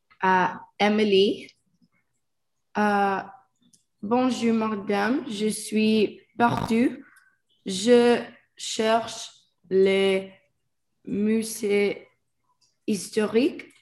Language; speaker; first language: French; non-native, learner; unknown